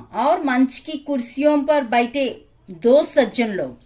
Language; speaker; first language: Hindi; non-native, local second language; Telugu